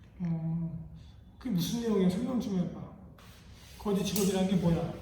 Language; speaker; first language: Korean; native; Korean